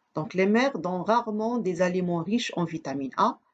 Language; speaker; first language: French; non-native, local second language; Arabic